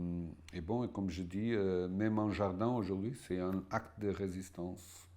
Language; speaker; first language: French; non-native, fluent; Portuguese